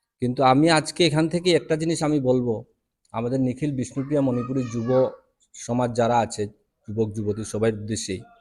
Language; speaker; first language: Bangla; non-native, local second language; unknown